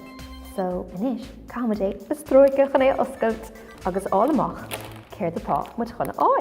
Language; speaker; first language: Irish; non-native, local second language; English